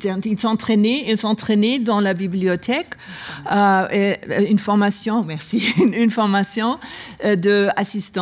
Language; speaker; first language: French; non-native, learner; German